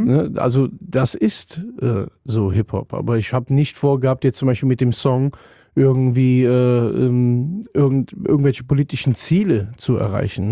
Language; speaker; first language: German; native; German